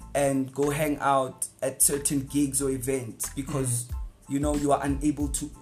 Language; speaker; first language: English; non-native, local second language; Northern Sotho